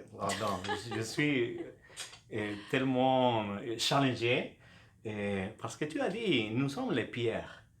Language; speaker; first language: French; non-native, fluent; Spanish